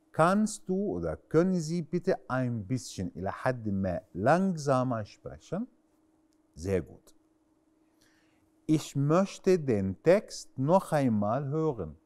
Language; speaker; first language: German; non-native, fluent; Arabic